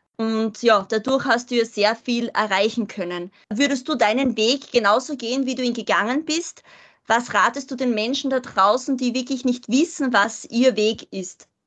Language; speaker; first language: German; native; German